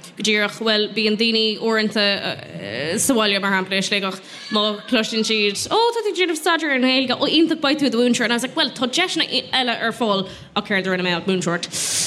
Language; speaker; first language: Irish; non-native, local second language; English